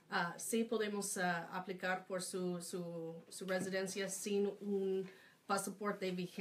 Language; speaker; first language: Spanish; non-native, fluent; English